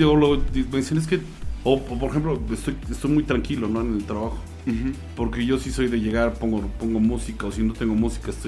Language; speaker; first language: Spanish; native; Spanish